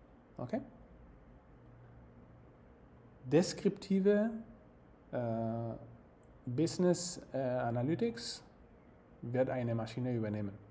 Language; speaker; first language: German; non-native, fluent; Spanish